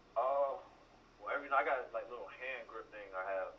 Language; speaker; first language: English; native; English